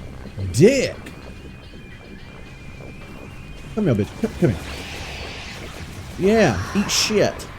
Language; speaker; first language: English; native; English